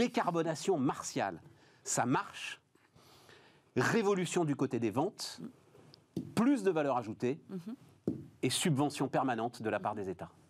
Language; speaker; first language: French; native; French